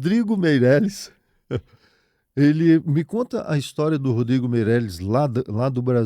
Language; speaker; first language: Portuguese; native; Portuguese